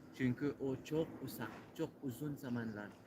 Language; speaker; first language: Turkish; non-native, learner; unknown